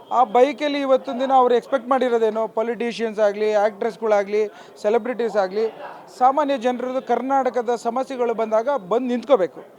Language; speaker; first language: Kannada; native; Kannada